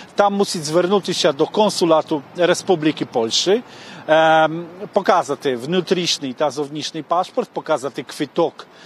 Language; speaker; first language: Ukrainian; non-native, fluent; Polish